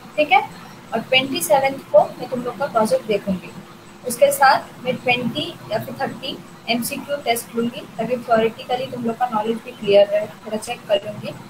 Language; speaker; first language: Hindi; non-native, local second language; Bangla